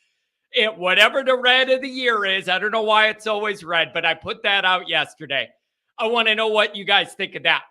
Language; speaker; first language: English; native; English